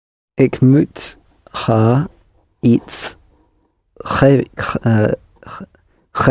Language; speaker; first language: Dutch; non-native, learner; English